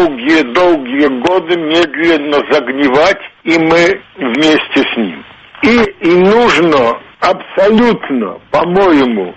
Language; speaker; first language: Russian; non-native, fluent; Polish